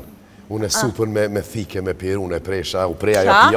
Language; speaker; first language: Albanian; native; Albanian